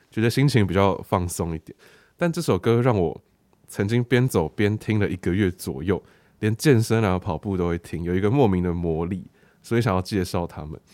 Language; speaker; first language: Chinese; native; Chinese